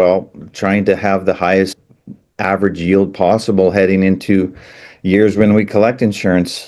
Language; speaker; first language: English; native; English